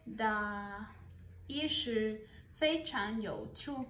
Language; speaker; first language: Chinese; non-native, learner; Spanish